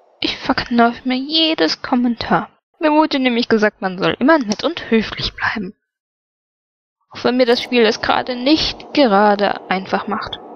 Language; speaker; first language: German; native; German